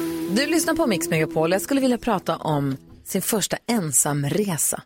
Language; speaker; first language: Swedish; native; Swedish